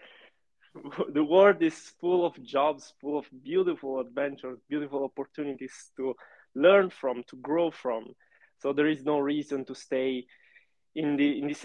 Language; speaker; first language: English; non-native, fluent; Italian